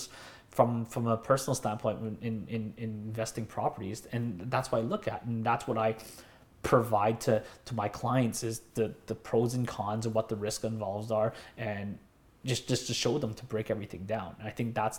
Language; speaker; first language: English; native; English